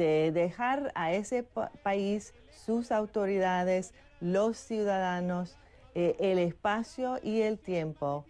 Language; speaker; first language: Spanish; non-native, fluent; English